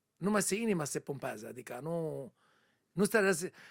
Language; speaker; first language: Romanian; non-native, learner; Hebrew